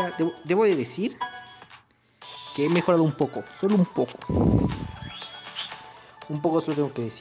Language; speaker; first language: Spanish; native; Spanish